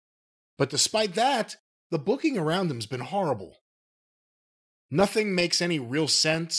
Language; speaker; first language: English; native; English